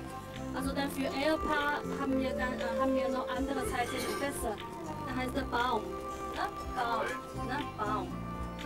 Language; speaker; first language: German; non-native, learner; Chinese